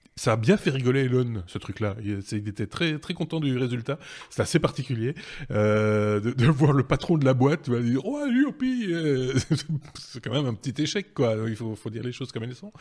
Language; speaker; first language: French; native; French